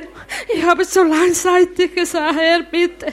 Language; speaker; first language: German; non-native, learner; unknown